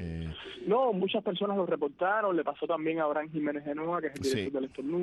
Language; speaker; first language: Spanish; native; Spanish